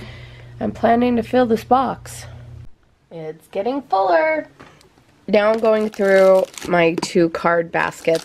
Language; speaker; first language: English; native; English